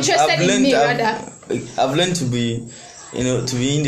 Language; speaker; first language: English; non-native, local second language; Yoruba